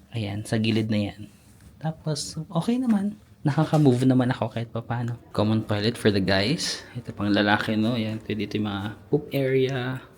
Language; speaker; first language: Filipino; native; Filipino